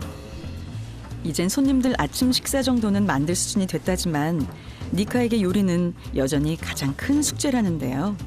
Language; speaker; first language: Korean; native; Korean